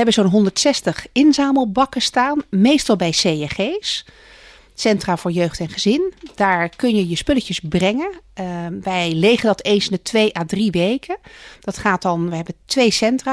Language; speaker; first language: Dutch; native; Dutch